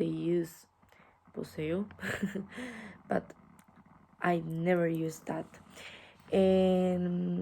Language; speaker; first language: English; non-native, learner; Spanish